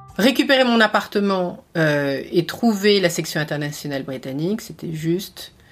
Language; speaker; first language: French; native; French